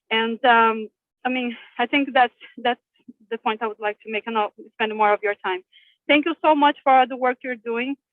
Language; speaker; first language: English; non-native, fluent; Portuguese